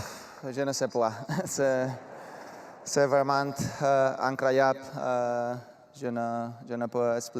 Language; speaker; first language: French; non-native, learner; Spanish